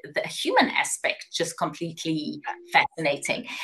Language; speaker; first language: English; native; English